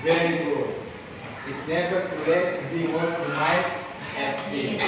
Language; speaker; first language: English; non-native, learner; Indonesian